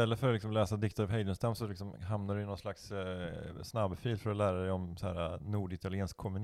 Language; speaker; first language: Swedish; native; Swedish